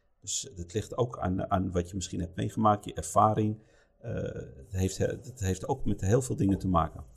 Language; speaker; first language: Dutch; early bilingual, other home language; Riffian